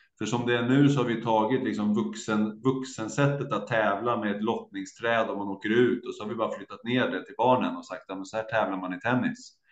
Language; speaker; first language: Swedish; native; Swedish